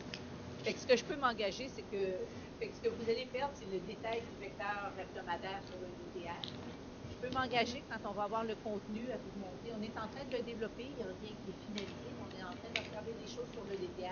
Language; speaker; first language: French; native; French